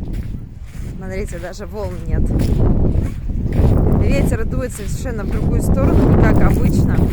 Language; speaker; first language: Russian; native; Russian